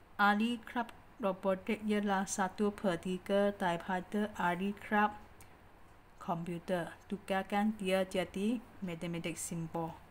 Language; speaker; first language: Malay; non-native, local second language; Chinese